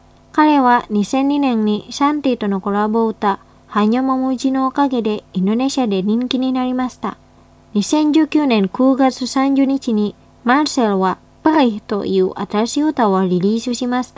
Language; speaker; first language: Japanese; non-native, fluent; Indonesian